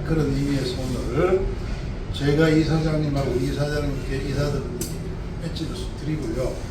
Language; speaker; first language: Korean; native; Korean